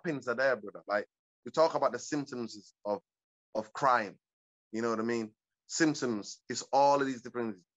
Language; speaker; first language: English; early bilingual, other home language; Somali